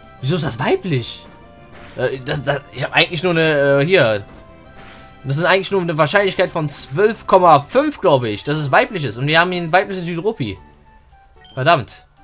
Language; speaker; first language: German; early bilingual, other home language; Turkish